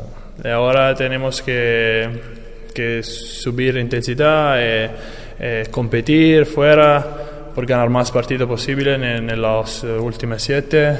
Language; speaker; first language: Spanish; non-native, learner; Italian